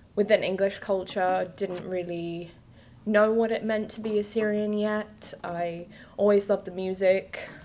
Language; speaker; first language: English; native; English